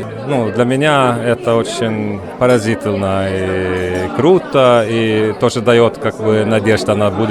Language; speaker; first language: Russian; non-native, learner; Swedish